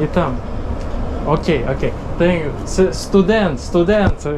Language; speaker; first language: Russian; non-native, learner; Lithuanian